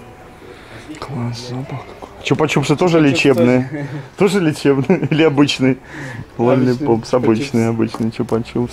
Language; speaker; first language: Russian; native; Russian